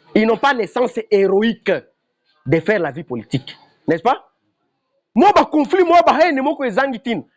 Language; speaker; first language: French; non-native, local second language; Lingala